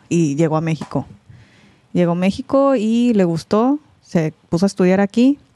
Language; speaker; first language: Spanish; early bilingual, other home language; Korean